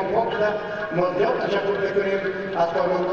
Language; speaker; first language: Persian; native; Persian